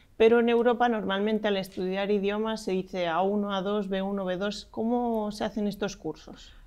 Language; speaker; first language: Spanish; native; Spanish